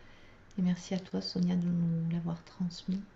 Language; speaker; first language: French; native; French